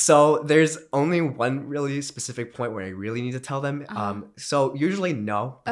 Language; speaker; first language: English; early bilingual, other home language; Romanian